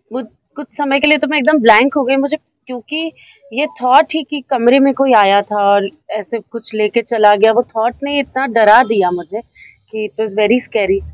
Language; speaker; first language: Hindi; native; Hindi